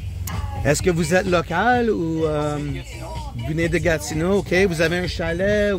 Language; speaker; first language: French; non-native, local second language; English